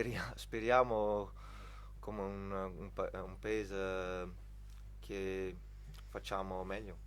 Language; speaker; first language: Italian; non-native, fluent; Dutch